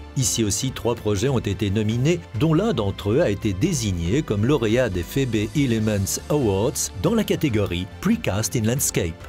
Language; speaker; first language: French; native; French